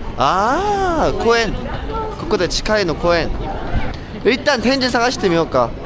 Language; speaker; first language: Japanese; non-native, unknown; Korean